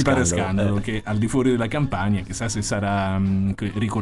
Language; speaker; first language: Italian; native; Italian